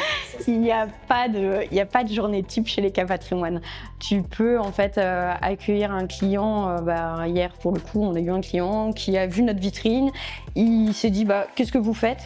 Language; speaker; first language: French; native; French